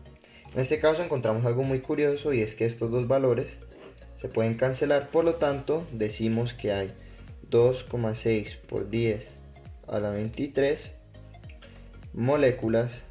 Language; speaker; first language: Spanish; native; Spanish